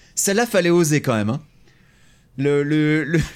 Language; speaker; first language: French; native; French